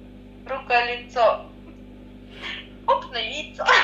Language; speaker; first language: Russian; native; Russian